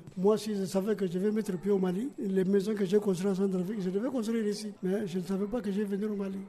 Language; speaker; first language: French; non-native, local second language; Soninke